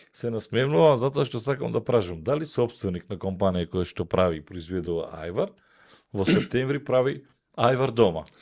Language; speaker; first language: Macedonian; native; Macedonian